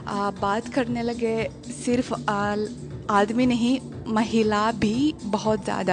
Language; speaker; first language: Hindi; non-native, fluent; Russian